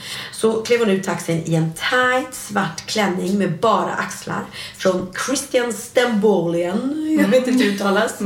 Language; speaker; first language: Swedish; native; Swedish